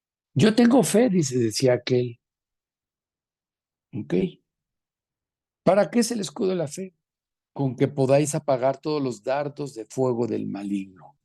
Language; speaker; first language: Spanish; native; Spanish